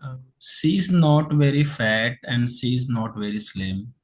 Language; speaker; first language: English; non-native, learner; Hindi